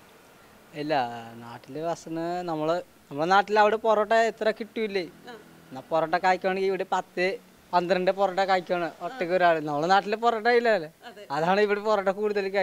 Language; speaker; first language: Malayalam; non-native, local second language; Odia